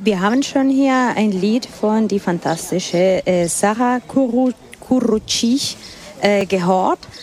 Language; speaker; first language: German; non-native, fluent; Spanish